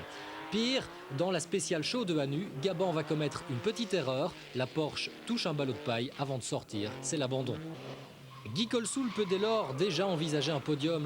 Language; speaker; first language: French; native; French